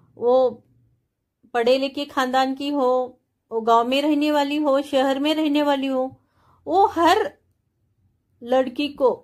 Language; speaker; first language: Hindi; non-native, local second language; Marathi